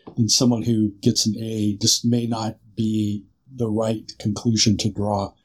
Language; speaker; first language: English; native; English